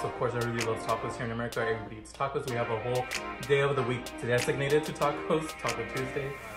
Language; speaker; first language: English; early bilingual, other home language; Spanish